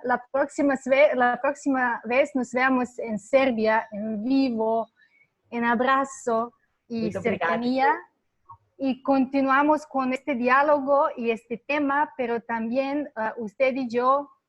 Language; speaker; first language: Spanish; non-native, fluent; Serbian